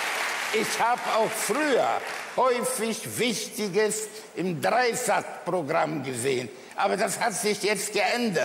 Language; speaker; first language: German; early bilingual, other home language; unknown